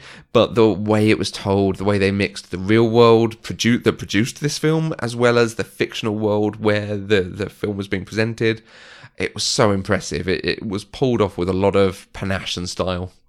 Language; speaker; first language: English; native; English